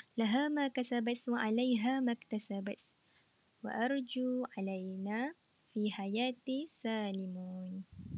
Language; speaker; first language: Arabic; non-native, learner; Malay